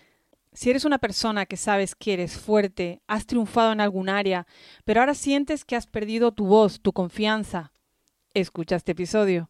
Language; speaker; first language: Spanish; native; Spanish